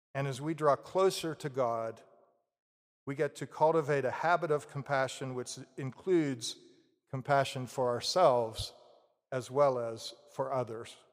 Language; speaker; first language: English; native; English